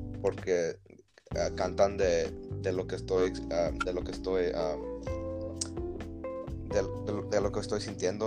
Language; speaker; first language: Spanish; early bilingual, heritage; Spanish